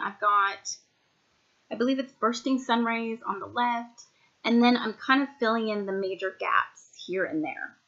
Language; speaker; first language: English; native; English